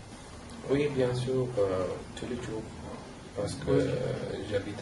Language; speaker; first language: French; non-native, learner; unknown